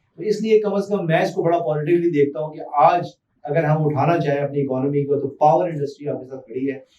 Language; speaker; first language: Urdu; non-native, local second language; Punjabi